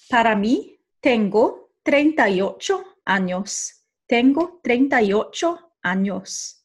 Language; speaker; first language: Spanish; non-native, fluent; English